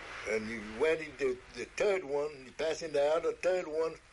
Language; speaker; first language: English; early bilingual, other home language; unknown